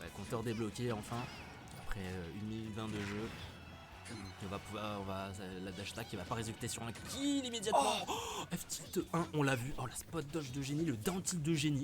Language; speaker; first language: French; native; French